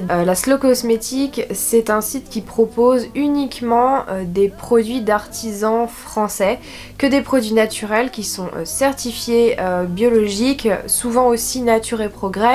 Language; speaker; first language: French; native; French